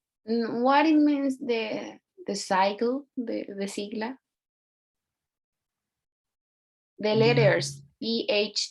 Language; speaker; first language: English; non-native, learner; Spanish